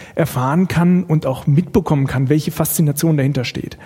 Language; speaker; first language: German; native; German